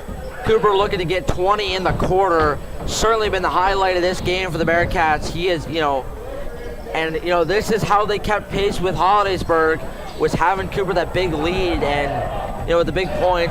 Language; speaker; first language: English; native; English